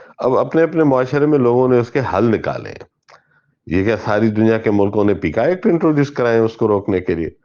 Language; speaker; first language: Urdu; non-native, local second language; Sindhi